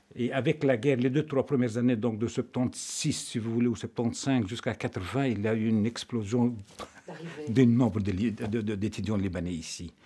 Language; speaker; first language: French; non-native, local second language; Arabic